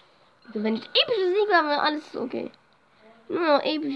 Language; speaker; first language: German; native; German